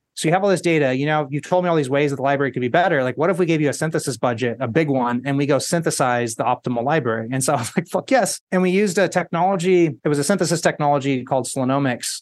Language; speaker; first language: English; early bilingual, other home language; Spanish